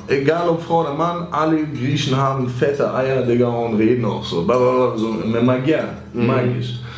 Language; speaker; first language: German; early bilingual, other home language; Greek